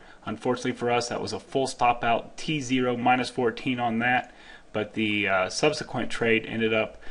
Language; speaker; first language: English; native; English